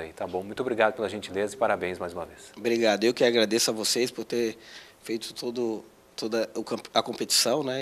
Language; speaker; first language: Portuguese; native; Portuguese